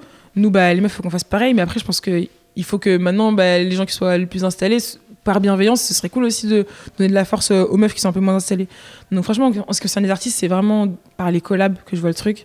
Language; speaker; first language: French; native; French